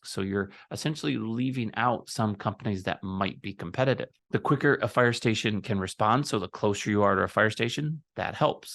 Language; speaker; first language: English; native; English